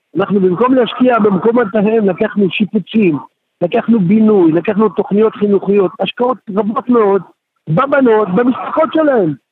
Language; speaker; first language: Hebrew; native; Hebrew